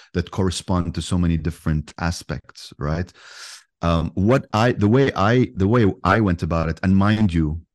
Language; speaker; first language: English; non-native, fluent; Arabic